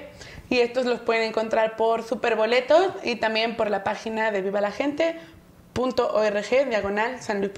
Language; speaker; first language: Spanish; native; Spanish